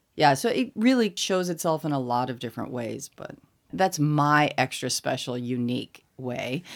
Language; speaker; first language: English; native; English